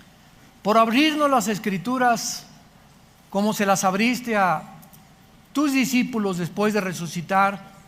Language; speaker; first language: Spanish; native; Spanish